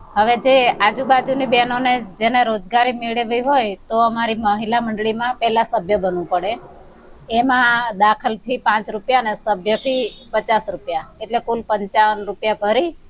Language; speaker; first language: Gujarati; non-native, local second language; Rathawi